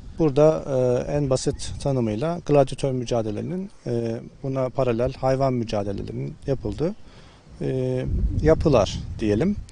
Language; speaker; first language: Turkish; native; Turkish